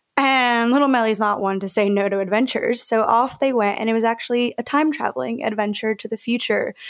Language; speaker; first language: English; early bilingual, other home language; Spanish